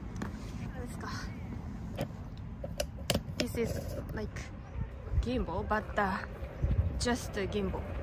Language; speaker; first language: English; non-native, learner; Japanese